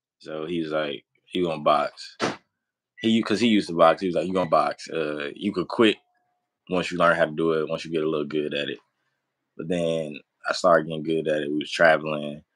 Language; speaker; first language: English; native; English